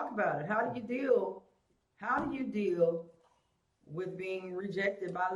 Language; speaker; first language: English; native; English